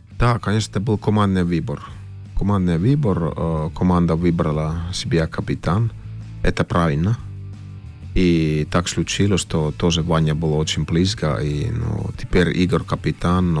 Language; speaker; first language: Russian; non-native, fluent; Finnish